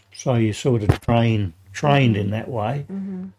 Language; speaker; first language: English; native; English